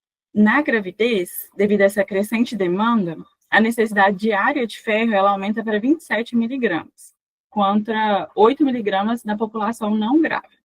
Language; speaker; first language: Portuguese; native; Portuguese